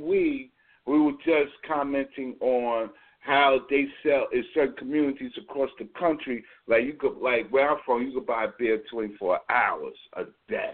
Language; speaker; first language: English; native; English